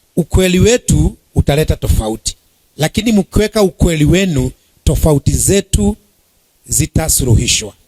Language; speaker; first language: Swahili; non-native, local second language; Kikuyu